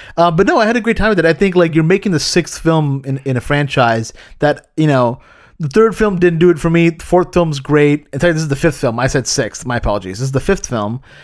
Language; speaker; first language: English; early bilingual, other home language; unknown